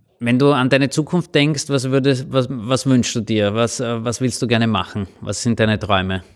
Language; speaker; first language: German; native; German